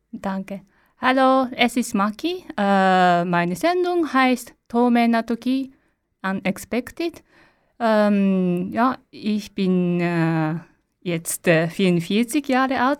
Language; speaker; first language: German; non-native, learner; Japanese